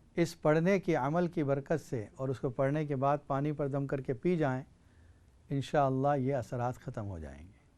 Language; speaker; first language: Urdu; native; Urdu